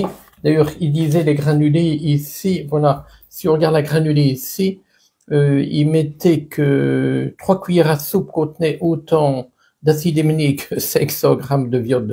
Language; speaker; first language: French; native; French